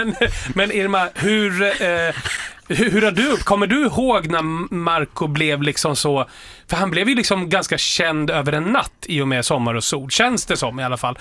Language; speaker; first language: Swedish; native; Swedish